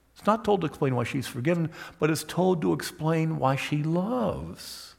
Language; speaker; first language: English; native; English